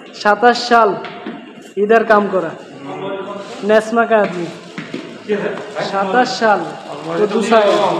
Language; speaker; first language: Hindi; non-native, learner; Bangla